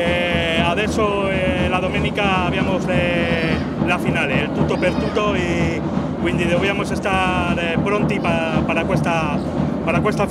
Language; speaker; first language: Italian; non-native, learner; Spanish